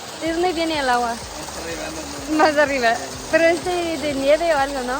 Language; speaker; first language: Spanish; non-native, fluent; English